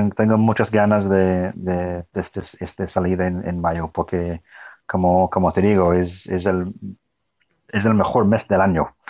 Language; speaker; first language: Spanish; non-native, fluent; English